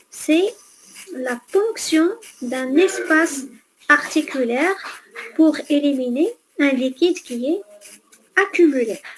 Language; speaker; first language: French; non-native, fluent; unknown